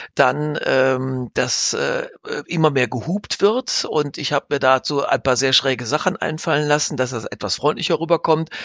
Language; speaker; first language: German; native; German